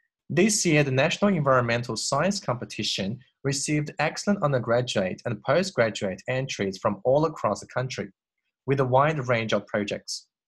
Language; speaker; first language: English; non-native, fluent; Chinese